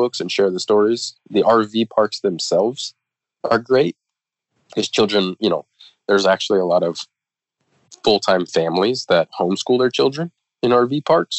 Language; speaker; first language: English; native; English